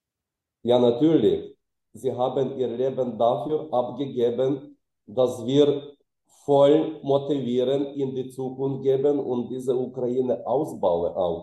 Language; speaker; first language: German; non-native, fluent; Ukrainian